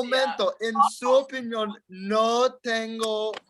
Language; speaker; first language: Spanish; non-native, learner; English